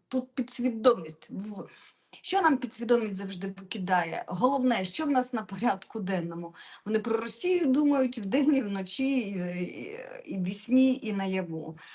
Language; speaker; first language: Ukrainian; non-native, local second language; Russian